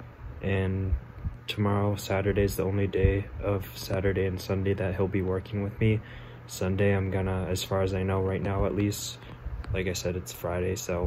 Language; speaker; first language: English; native; English